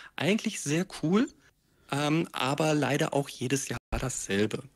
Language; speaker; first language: German; native; German